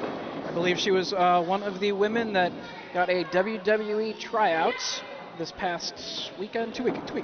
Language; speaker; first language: English; native; English